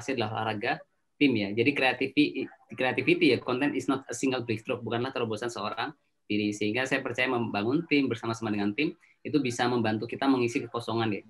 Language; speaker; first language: Indonesian; native; Indonesian